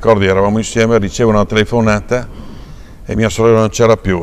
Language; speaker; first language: Italian; native; Italian